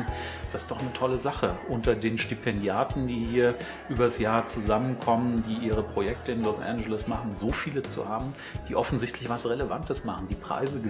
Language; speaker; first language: German; native; German